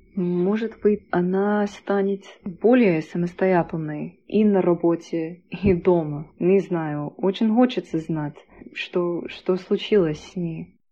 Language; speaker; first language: Russian; non-native, fluent; English